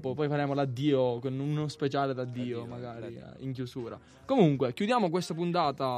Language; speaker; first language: Italian; native; Italian